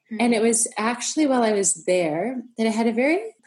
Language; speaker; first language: English; native; English